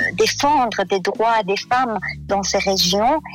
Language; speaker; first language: French; non-native, fluent; Persian